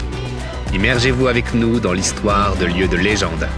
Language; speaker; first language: French; native; French